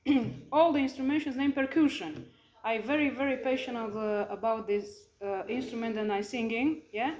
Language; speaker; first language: English; non-native, learner; Romanian